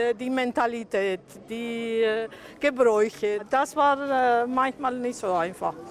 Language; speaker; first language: German; non-native, fluent; Spanish